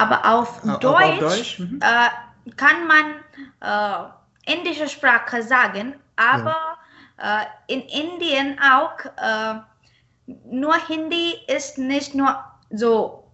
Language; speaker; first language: German; non-native, fluent; Marathi